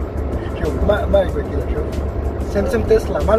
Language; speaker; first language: Arabic; non-native, learner; Bangla